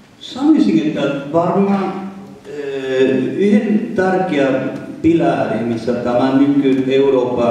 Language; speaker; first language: Finnish; non-native, fluent; Spanish